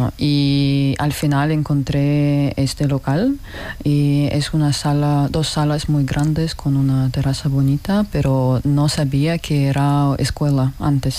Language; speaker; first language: Spanish; non-native, learner; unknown